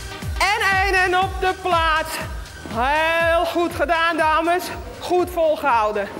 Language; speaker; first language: Dutch; native; Dutch